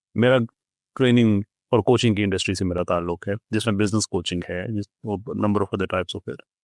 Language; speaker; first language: Urdu; non-native, local second language; Punjabi